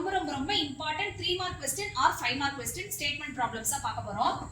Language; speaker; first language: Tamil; native; Tamil